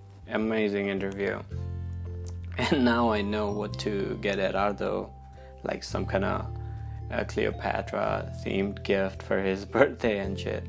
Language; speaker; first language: English; non-native, local second language; Nepali